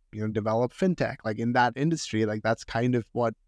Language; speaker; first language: English; non-native, local second language; Hindi